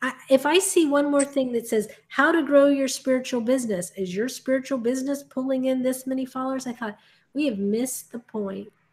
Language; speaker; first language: English; native; English